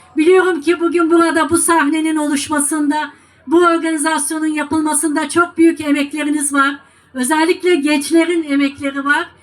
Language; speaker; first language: Turkish; native; Turkish